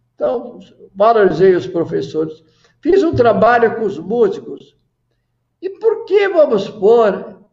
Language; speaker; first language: Portuguese; native; Portuguese